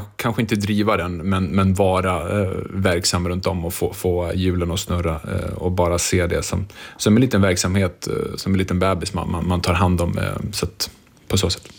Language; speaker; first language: Swedish; early bilingual, other home language; Bosnian